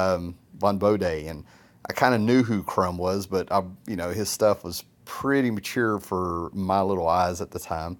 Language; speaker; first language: English; native; English